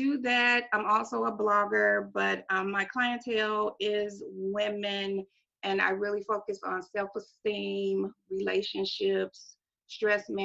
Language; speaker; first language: English; native; English